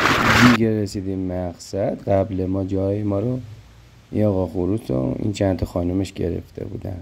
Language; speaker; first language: Persian; native; Persian